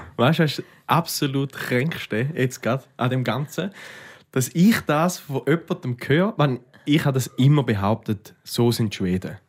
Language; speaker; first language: German; native; German